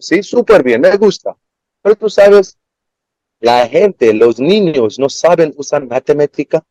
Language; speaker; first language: Spanish; non-native, learner; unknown